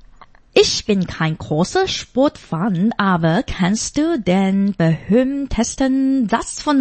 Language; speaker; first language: German; non-native, fluent; Chinese